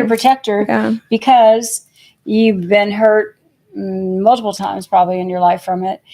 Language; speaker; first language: English; native; English